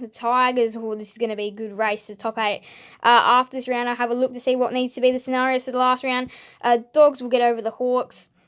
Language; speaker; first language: English; native; English